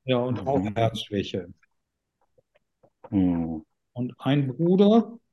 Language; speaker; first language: German; native; German